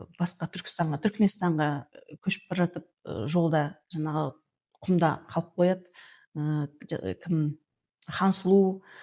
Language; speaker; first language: Kazakh; native; Kazakh